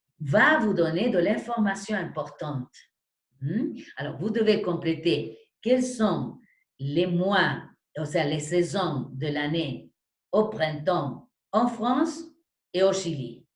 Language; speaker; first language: French; non-native, fluent; Spanish